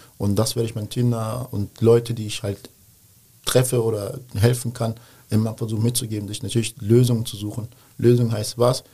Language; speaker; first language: German; early bilingual, other home language; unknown